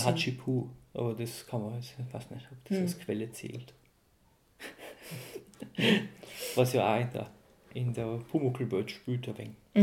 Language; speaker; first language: German; native; German